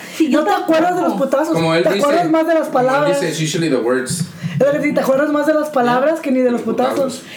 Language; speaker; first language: English; early bilingual, other home language; Spanish